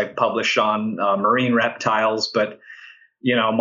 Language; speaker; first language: English; native; English